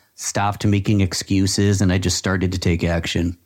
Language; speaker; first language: English; native; English